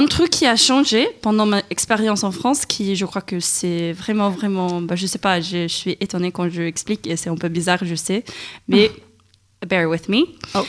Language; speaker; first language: French; non-native, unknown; Swedish